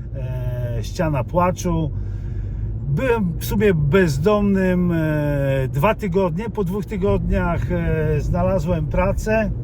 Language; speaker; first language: Polish; native; Polish